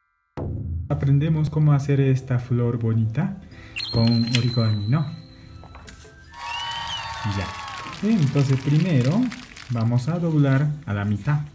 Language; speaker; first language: Spanish; non-native, learner; Japanese